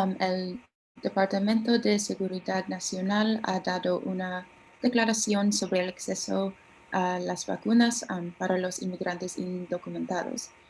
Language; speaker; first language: Spanish; non-native, learner; English